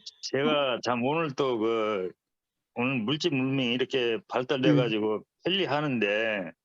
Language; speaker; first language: Korean; native; Korean